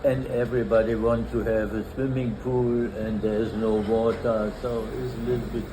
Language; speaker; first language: English; non-native, fluent; German